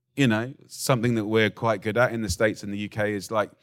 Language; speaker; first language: English; native; English